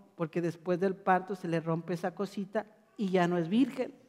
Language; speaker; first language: Spanish; native; Spanish